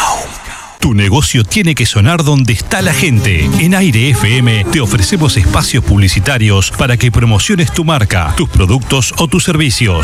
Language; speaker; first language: Spanish; native; Spanish